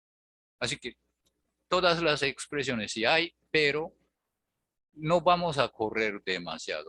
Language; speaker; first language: Spanish; non-native, fluent; Japanese